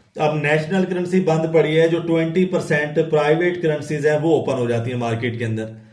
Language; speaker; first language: Urdu; non-native, local second language; Punjabi